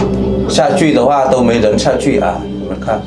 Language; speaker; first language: Chinese; non-native, learner; Vietnamese